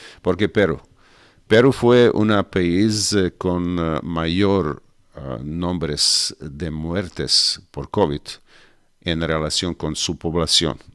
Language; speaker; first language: Spanish; non-native, learner; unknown